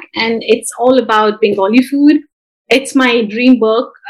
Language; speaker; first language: English; non-native, local second language; Bangla